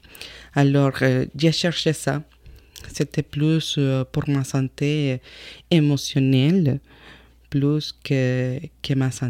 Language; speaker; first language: French; non-native, fluent; Spanish